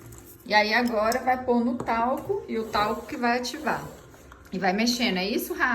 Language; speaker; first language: Portuguese; native; Portuguese